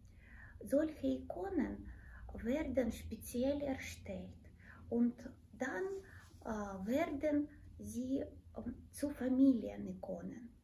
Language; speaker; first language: German; non-native, fluent; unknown